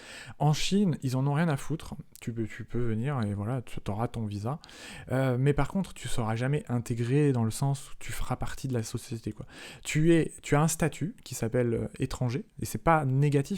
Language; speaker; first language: French; native; French